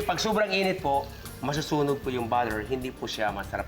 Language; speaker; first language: Filipino; native; Filipino